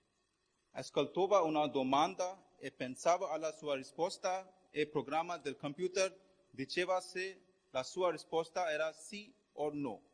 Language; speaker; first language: Italian; non-native, fluent; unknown